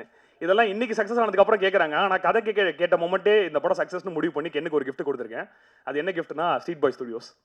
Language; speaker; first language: Tamil; native; Tamil